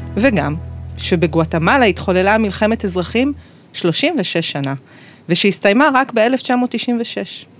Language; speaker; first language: Hebrew; native; Hebrew